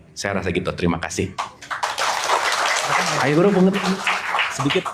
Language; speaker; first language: Indonesian; native; Indonesian